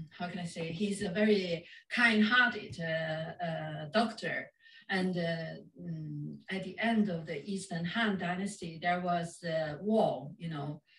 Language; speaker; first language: English; non-native, fluent; Chinese